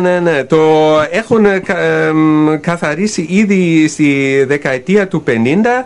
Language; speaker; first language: Greek; non-native, fluent; German